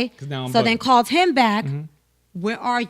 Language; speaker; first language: English; native; English